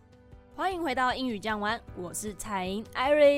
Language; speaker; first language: Chinese; native; Chinese